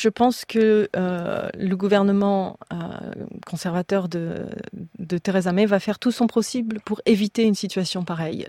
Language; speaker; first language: French; native; French